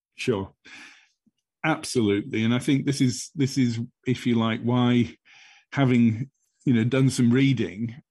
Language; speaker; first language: English; native; English